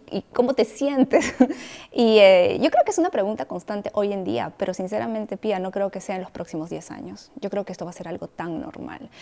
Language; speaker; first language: Spanish; native; Spanish